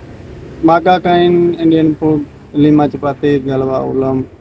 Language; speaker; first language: Filipino; non-native, learner; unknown